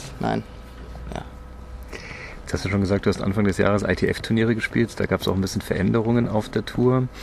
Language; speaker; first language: German; native; German